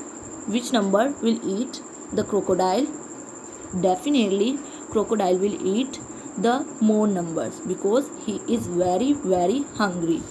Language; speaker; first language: English; non-native, local second language; Urdu